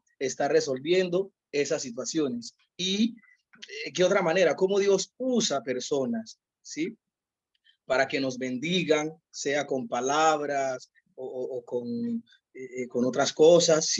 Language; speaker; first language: Spanish; native; Spanish